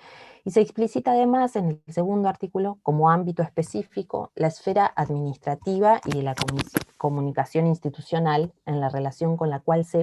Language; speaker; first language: Spanish; native; Spanish